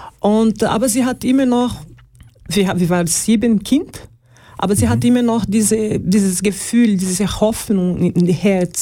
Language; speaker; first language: German; non-native, learner; Portuguese